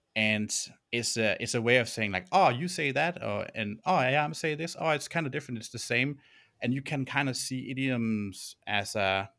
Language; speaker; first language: English; non-native, fluent; Danish